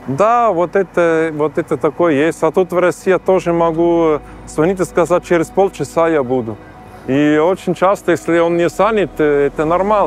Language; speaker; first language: Russian; non-native, learner; German